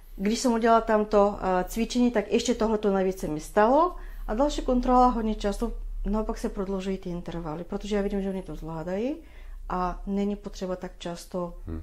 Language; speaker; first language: Czech; non-native, fluent; Bulgarian